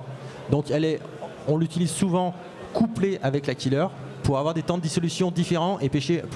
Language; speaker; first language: French; native; French